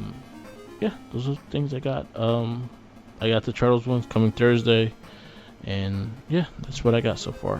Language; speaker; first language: English; native; English